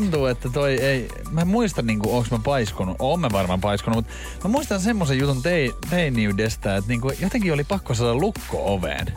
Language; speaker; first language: Finnish; native; Finnish